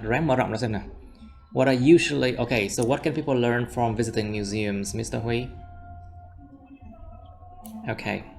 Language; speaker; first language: English; non-native, fluent; Vietnamese